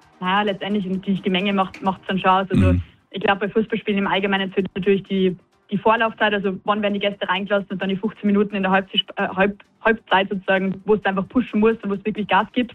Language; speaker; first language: German; native; German